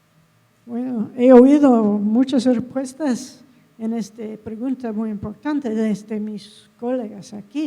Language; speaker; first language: Spanish; non-native, fluent; English